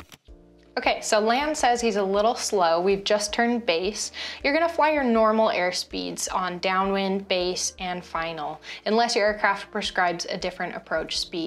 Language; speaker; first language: English; native; English